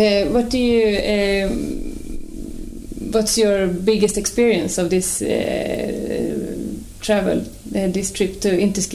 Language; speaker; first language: English; non-native, fluent; Swedish